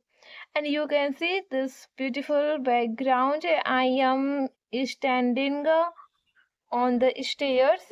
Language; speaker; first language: English; non-native, learner; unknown